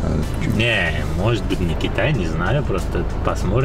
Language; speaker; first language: Russian; non-native, learner; Uzbek